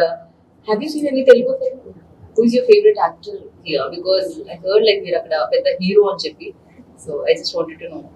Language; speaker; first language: Telugu; native; Telugu